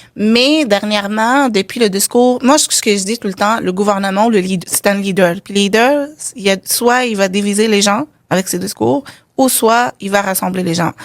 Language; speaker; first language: French; non-native, local second language; Arabic